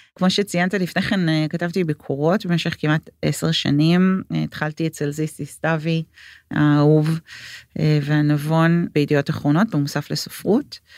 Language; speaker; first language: Hebrew; native; Hebrew